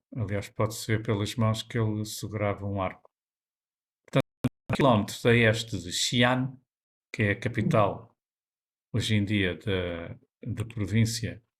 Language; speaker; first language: Portuguese; native; Portuguese